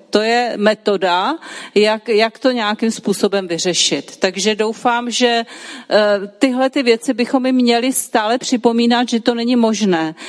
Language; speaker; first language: Czech; native; Czech